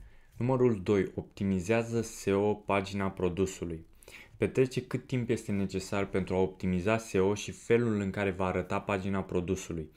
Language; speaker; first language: Romanian; native; Romanian